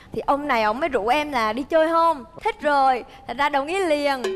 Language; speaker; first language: Vietnamese; early bilingual, heritage; Vietnamese